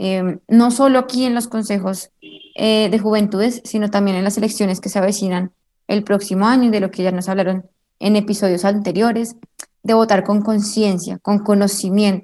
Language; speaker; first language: Spanish; native; Spanish